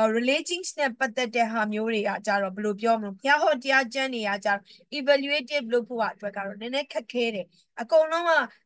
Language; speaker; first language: Burmese; native; Burmese